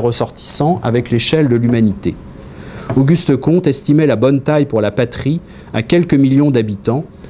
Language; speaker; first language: French; native; French